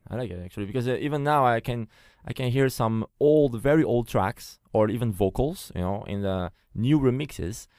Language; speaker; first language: English; non-native, fluent; Portuguese